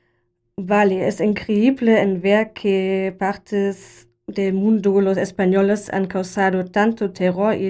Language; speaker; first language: Spanish; non-native, learner; German